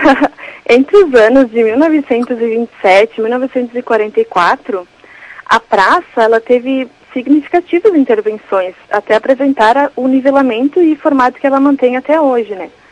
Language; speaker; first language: Portuguese; native; Portuguese